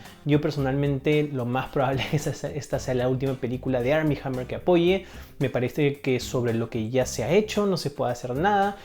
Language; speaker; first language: Spanish; native; Spanish